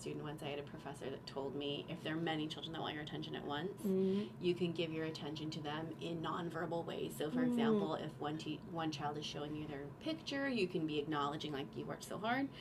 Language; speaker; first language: English; native; English